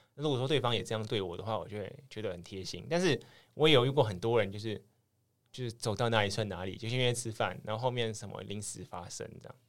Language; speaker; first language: Chinese; native; Chinese